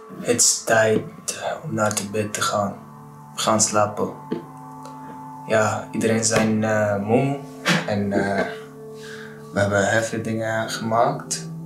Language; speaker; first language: Dutch; non-native, learner; Arabic